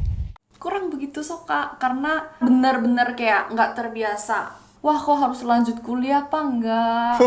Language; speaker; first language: Indonesian; non-native, fluent; Korean